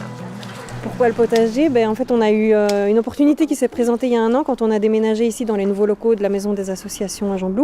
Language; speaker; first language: French; native; French